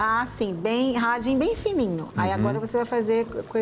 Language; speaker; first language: Portuguese; native; Portuguese